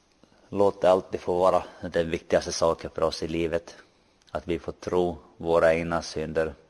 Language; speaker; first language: Swedish; non-native, local second language; Finnish